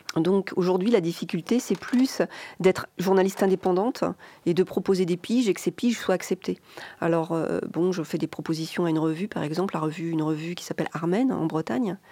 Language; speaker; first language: French; native; French